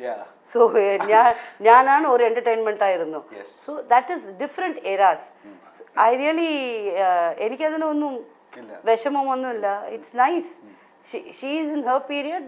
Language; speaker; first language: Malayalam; non-native, local second language; Tamil